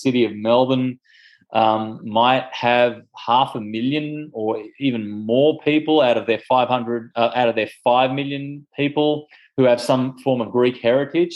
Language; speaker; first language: English; non-native, local second language; Greek